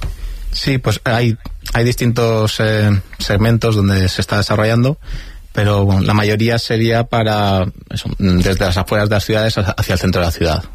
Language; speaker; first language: Spanish; native; Spanish